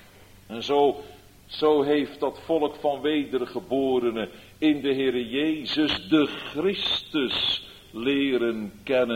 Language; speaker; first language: Dutch; native; Dutch